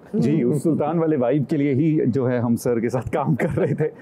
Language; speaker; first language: Hindi; native; Hindi